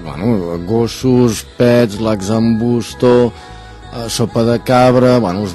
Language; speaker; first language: Catalan; native; Catalan